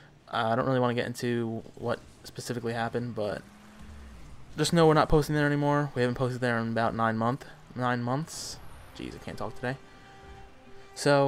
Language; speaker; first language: English; native; English